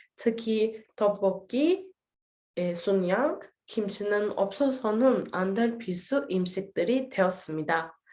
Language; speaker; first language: Korean; non-native, fluent; Turkish